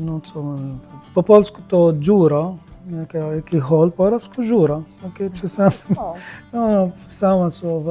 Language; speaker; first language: Polish; non-native, learner; Arabic